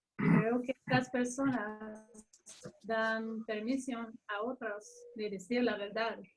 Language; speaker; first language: Spanish; non-native, fluent; English